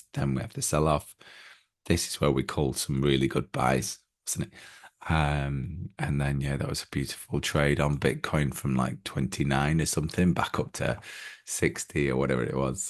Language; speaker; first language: English; native; English